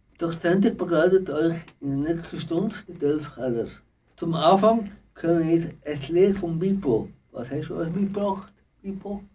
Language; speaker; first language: German; native; German